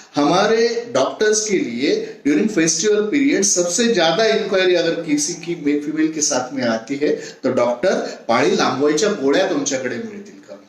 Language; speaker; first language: Hindi; non-native, local second language; Marathi